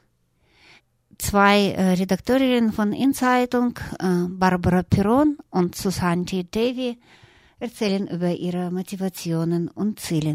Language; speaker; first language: German; non-native, fluent; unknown